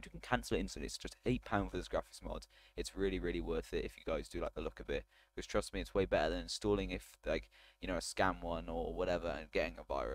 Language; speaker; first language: English; native; English